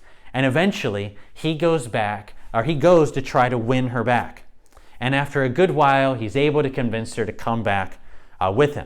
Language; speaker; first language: English; native; English